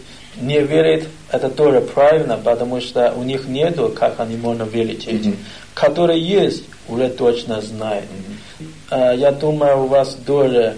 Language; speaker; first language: Russian; non-native, learner; Chinese